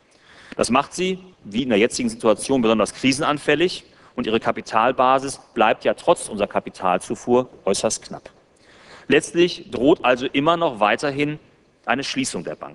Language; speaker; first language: German; native; German